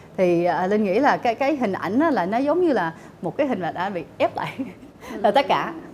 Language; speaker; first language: Vietnamese; early bilingual, heritage; Vietnamese